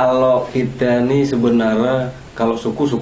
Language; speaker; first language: Malay; native; Malay